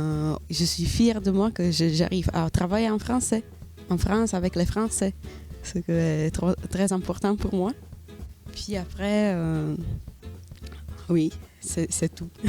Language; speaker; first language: French; non-native, learner; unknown